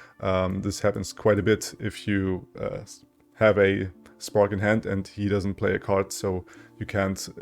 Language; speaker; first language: English; non-native, fluent; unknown